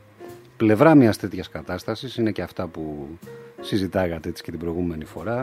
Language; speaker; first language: Greek; native; Greek